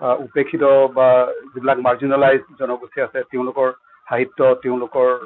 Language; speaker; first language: Assamese; non-native, local second language; Karbi